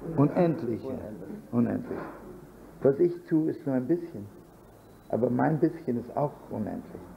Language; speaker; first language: German; non-native, learner; English